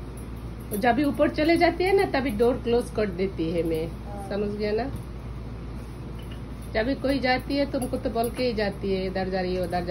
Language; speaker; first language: Hindi; non-native, learner; Bangla